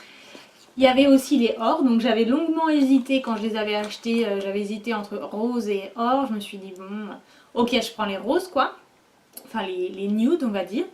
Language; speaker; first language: French; native; French